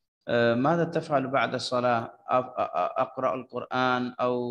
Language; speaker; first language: Arabic; non-native, fluent; Urdu